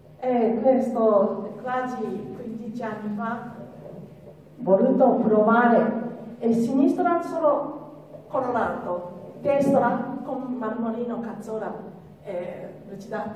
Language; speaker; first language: Italian; non-native, learner; Japanese